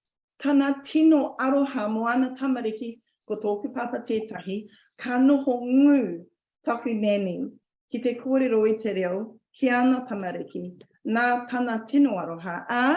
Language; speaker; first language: Māori; non-native, local second language; English